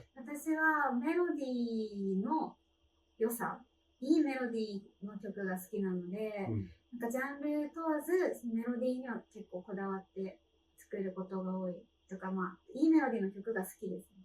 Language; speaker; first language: Japanese; native; Japanese